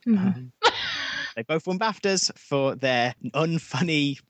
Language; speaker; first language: English; native; English